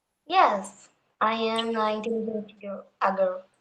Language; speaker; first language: English; non-native, learner; Portuguese